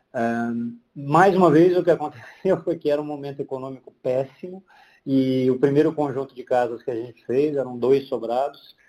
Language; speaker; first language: Portuguese; native; Portuguese